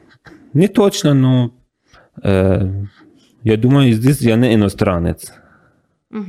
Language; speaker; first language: Russian; non-native, learner; Persian